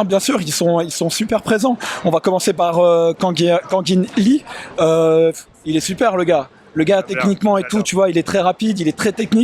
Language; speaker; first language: French; native; French